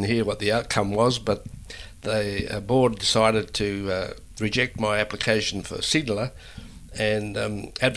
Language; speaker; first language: English; native; English